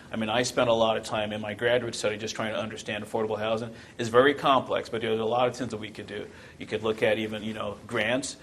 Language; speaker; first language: English; non-native, local second language; Yoruba